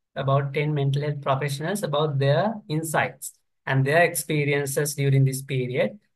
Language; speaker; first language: English; non-native, local second language; Sinhala